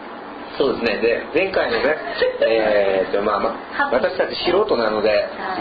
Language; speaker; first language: Japanese; non-native, fluent; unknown